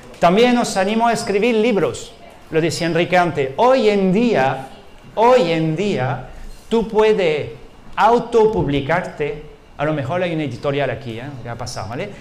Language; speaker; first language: Spanish; non-native, fluent; French